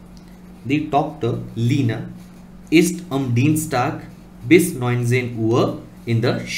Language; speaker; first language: German; non-native, learner; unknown